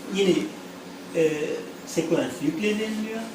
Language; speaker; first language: Turkish; native; Turkish